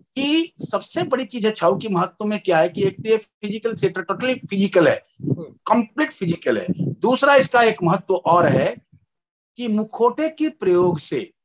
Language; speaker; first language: Hindi; native; Hindi